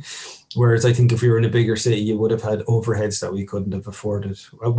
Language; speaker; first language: English; native; English